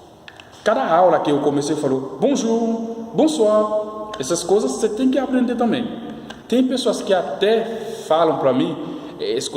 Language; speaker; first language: Portuguese; non-native, fluent; Haitian Creole